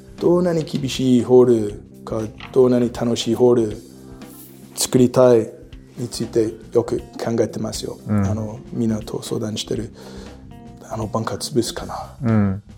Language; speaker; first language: Japanese; non-native, learner; English